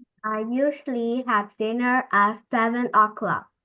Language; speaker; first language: English; non-native, learner; Vietnamese